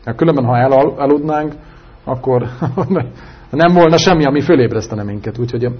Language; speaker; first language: Hungarian; non-native, fluent; German